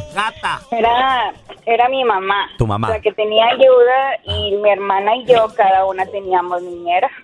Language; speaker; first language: Spanish; native; Spanish